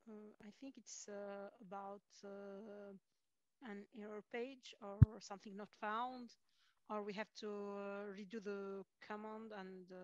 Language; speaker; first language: English; non-native, fluent; Arabic